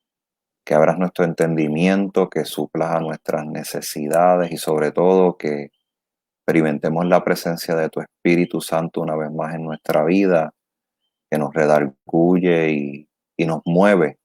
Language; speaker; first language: Spanish; native; Spanish